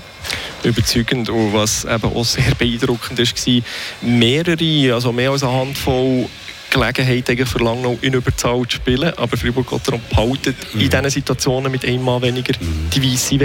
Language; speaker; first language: German; native; German